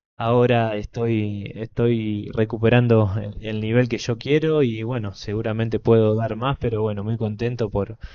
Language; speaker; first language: Spanish; native; Spanish